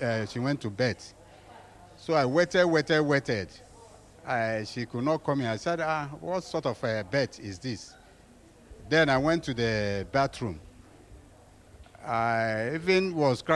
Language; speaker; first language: English; non-native, local second language; Igbo